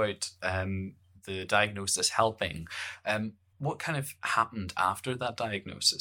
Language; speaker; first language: English; native; English